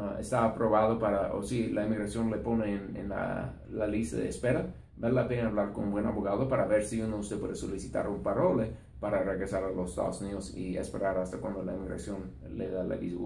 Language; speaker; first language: Spanish; non-native, fluent; English